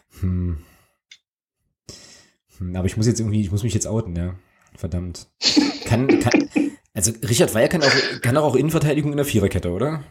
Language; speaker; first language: German; native; German